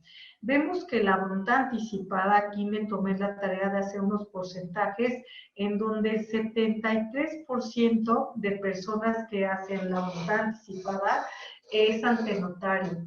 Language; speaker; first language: Spanish; native; Spanish